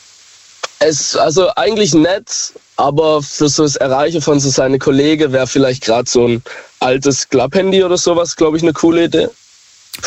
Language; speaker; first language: German; native; German